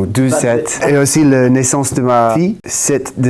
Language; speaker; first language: French; non-native, fluent; English